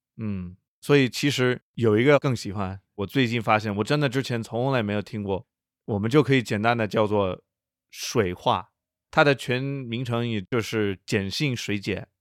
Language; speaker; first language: Chinese; non-native, fluent; English